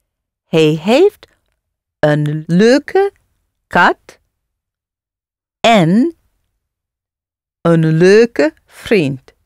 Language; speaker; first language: Dutch; non-native, learner; English